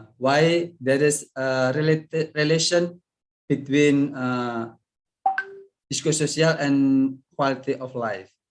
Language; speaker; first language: English; non-native, learner; Indonesian